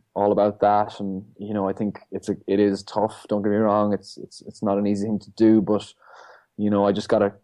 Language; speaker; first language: English; native; English